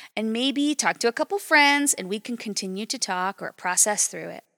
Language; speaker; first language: English; native; English